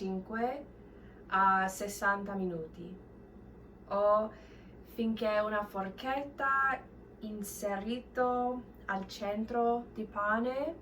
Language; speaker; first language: Italian; non-native, learner; English